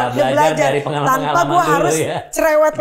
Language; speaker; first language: Indonesian; native; Indonesian